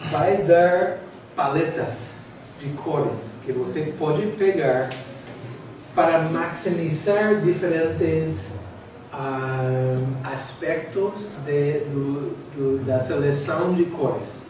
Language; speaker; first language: Portuguese; non-native, fluent; English